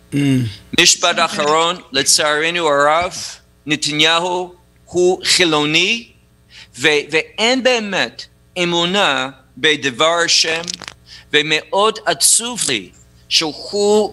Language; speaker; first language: Hebrew; non-native, fluent; English